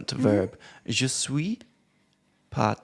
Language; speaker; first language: French; non-native, learner; English